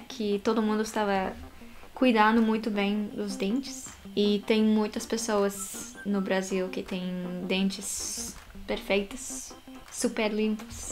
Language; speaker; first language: Portuguese; non-native, fluent; Japanese